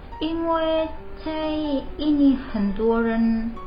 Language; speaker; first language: Chinese; non-native, learner; Indonesian